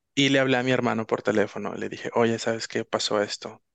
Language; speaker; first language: Spanish; native; Spanish